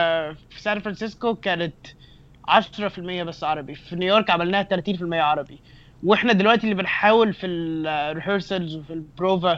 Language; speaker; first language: Arabic; native; Arabic